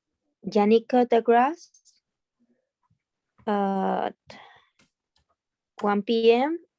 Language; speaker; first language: English; non-native, learner; Spanish